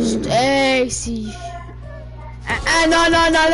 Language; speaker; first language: French; native; French